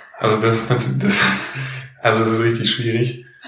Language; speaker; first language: German; native; German